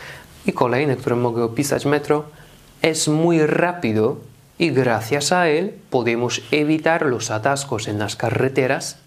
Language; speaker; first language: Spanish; non-native, fluent; Polish